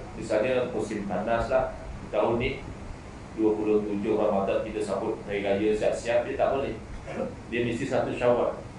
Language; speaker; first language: Malay; native; Malay